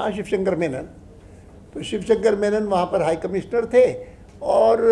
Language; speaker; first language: Urdu; non-native, fluent; Sindhi